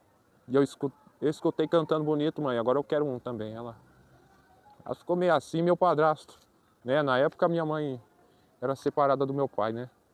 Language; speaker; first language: Portuguese; native; Portuguese